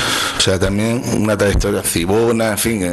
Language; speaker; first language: Spanish; native; Spanish